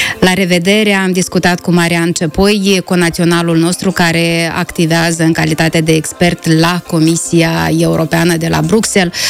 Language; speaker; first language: Romanian; native; Romanian